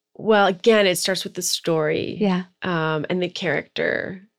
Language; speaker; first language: English; native; English